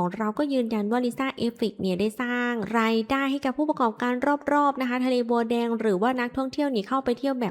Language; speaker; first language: Thai; native; Thai